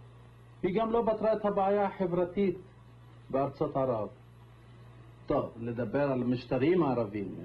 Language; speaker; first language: Hebrew; non-native, local second language; Arabic